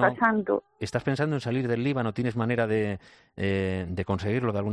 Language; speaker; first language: Spanish; native; Spanish